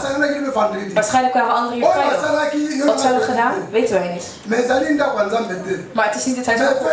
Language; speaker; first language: Dutch; non-native, fluent; Lingala